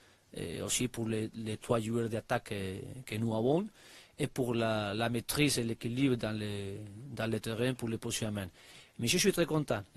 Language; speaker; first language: French; non-native, learner; Spanish